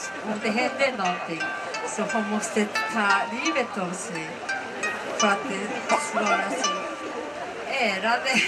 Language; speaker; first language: Swedish; non-native, learner; Japanese